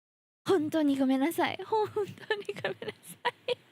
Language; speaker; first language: Japanese; non-native, learner; English